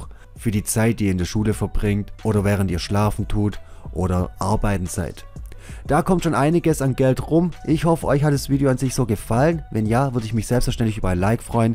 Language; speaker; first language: German; native; German